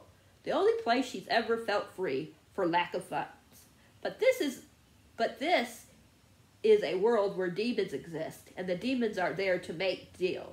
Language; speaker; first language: English; native; English